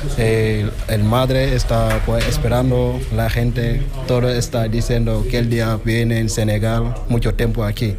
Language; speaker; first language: Spanish; non-native, learner; Wolof